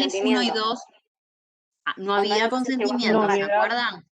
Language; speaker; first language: Spanish; native; Spanish